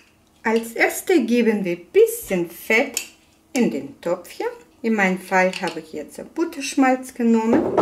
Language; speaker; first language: German; non-native, fluent; Russian